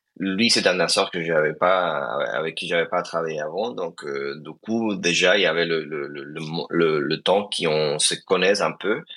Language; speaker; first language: French; non-native, fluent; Spanish